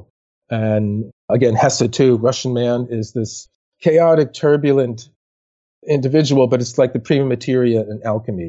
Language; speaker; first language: English; native; English